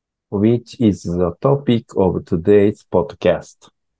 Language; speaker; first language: English; non-native, learner; Japanese